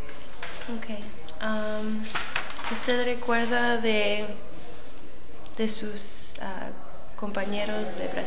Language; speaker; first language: Spanish; early bilingual, other home language; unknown